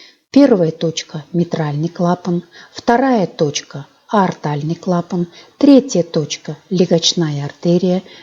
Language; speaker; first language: Russian; native; Russian